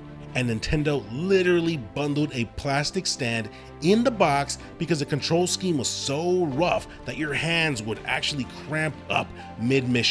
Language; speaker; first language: English; native; English